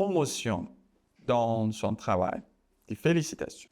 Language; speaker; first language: French; non-native, fluent; Persian